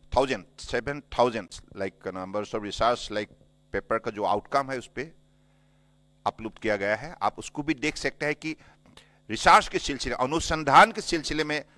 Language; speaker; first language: Hindi; non-native, local second language; Assamese